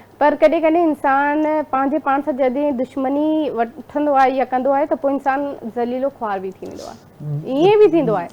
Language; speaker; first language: Sindhi; non-native, local second language; Urdu